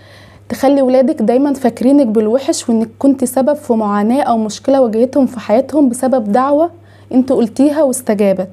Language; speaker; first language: Arabic; native; Arabic